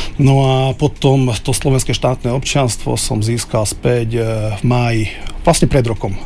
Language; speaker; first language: Slovak; non-native, local second language; Hungarian